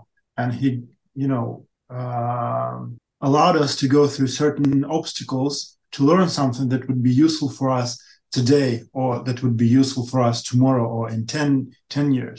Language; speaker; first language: English; non-native, fluent; Ukrainian